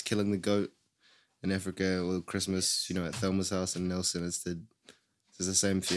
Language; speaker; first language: English; native; English